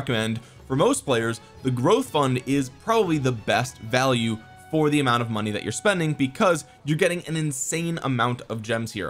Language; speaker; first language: English; native; English